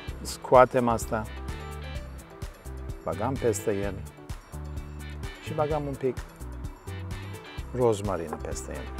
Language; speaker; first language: Romanian; non-native, learner; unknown